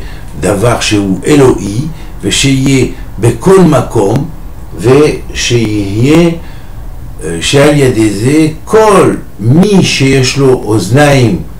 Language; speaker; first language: Hebrew; non-native, fluent; French